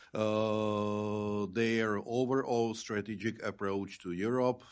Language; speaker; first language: English; non-native, fluent; Czech